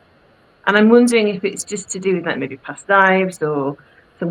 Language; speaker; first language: English; native; English